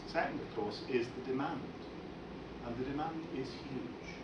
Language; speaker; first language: English; native; English